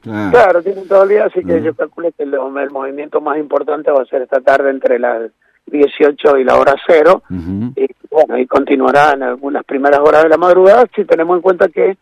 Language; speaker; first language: Spanish; native; Spanish